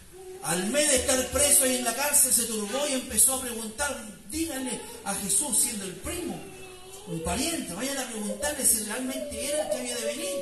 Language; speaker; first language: Spanish; native; Spanish